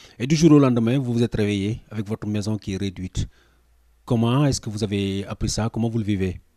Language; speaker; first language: French; non-native, local second language; Wolof